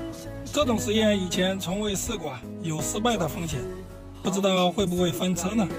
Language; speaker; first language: Chinese; native; Chinese